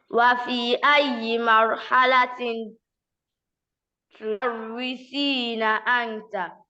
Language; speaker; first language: Arabic; non-native, learner; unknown